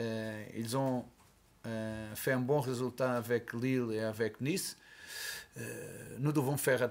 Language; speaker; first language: French; non-native, learner; Portuguese